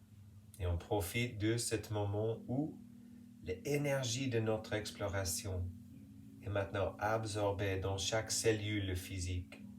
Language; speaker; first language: French; non-native, fluent; English